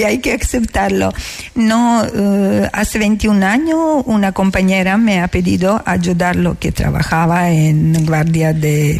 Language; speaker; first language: Spanish; non-native, learner; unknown